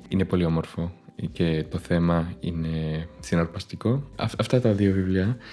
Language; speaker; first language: Greek; non-native, fluent; Spanish